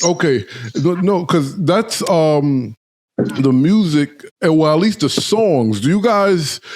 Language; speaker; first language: English; native; English